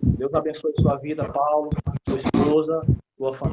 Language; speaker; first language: Portuguese; native; Portuguese